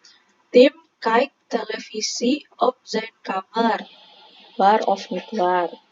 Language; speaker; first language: Dutch; non-native, learner; Indonesian